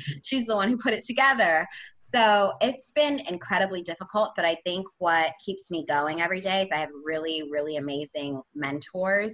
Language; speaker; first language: English; native; English